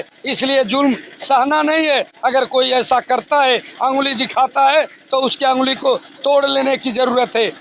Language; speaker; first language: Hindi; native; Hindi